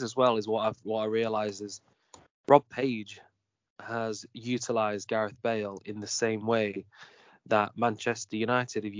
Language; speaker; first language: English; native; English